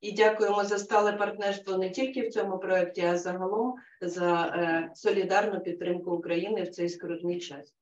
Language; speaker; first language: Polish; non-native, learner; Ukrainian